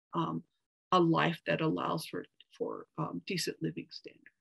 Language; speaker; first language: English; native; English